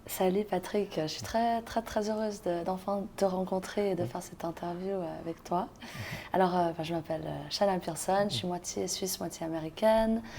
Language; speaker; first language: French; native; French